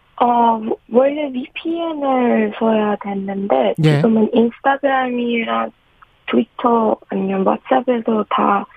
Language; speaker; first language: Korean; non-native, fluent; Persian